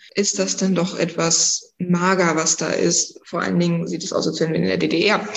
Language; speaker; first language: German; native; German